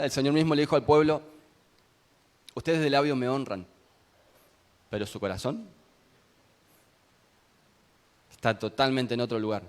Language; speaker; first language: Spanish; native; Spanish